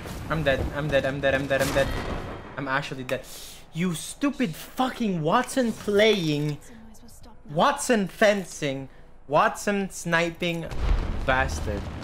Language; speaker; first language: English; native; English